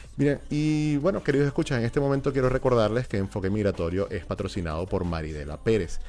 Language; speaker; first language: Spanish; native; Spanish